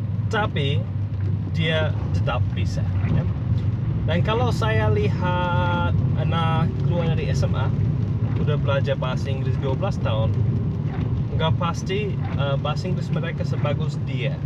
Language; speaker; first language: Indonesian; non-native, fluent; English